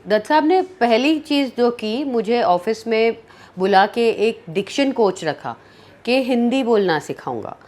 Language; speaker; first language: Hindi; early bilingual, heritage; Hindi